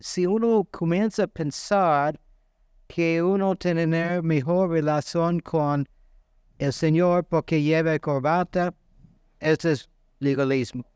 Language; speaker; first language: Spanish; non-native, fluent; English